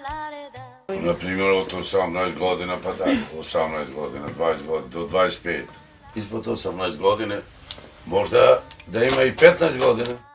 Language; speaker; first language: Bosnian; non-native, local second language; Romany